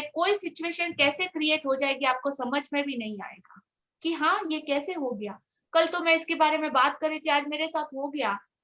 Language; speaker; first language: Hindi; native; Hindi